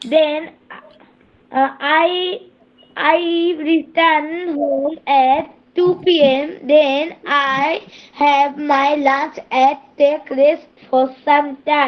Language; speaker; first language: English; non-native, learner; Bangla